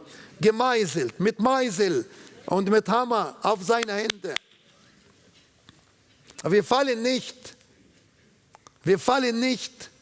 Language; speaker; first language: German; non-native, learner; Arabic